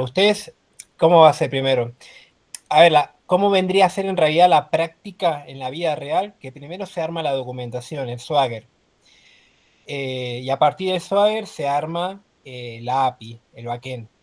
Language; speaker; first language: Spanish; native; Spanish